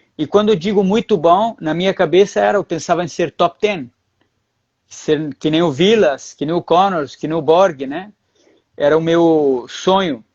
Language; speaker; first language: Portuguese; early bilingual, other home language; Spanish